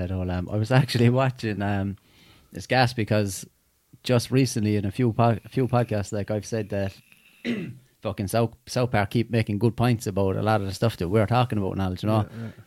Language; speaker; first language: English; native; English